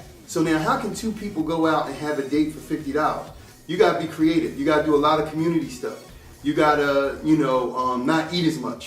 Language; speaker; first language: English; native; English